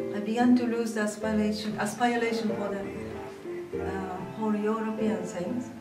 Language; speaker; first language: English; non-native, fluent; Japanese